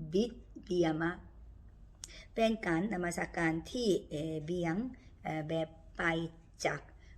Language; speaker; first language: Thai; non-native, learner; Korean